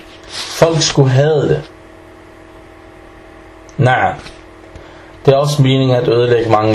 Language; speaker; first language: Danish; early bilingual, other home language; Arabic